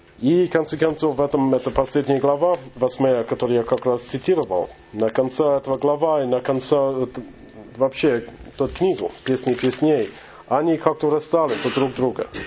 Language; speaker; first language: Russian; non-native, fluent; English